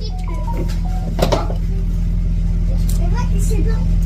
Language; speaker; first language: French; early bilingual, other home language; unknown